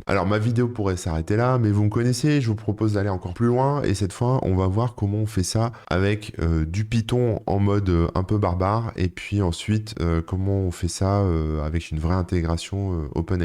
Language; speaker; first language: French; native; French